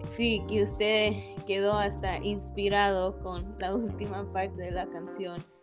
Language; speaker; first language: Spanish; early bilingual, heritage; English